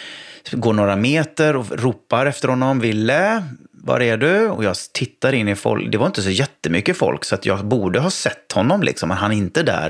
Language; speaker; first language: Swedish; native; Swedish